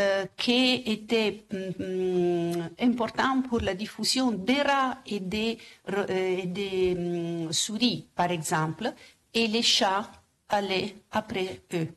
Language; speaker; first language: French; non-native, fluent; Italian